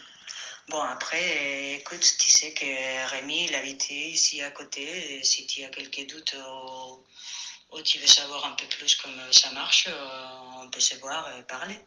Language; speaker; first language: French; non-native, fluent; Spanish